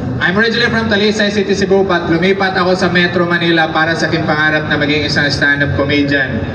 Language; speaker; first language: Filipino; non-native, local second language; Cebuano